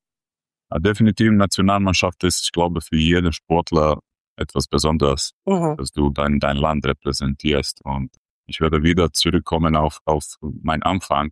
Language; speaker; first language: German; non-native, fluent; Croatian